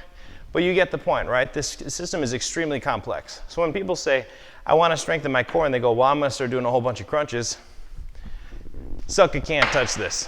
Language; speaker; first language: English; native; English